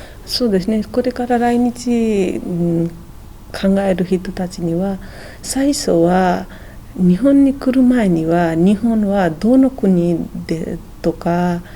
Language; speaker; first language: Japanese; non-native, fluent; Nepali